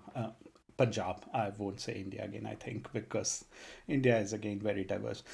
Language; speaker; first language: English; non-native, local second language; Punjabi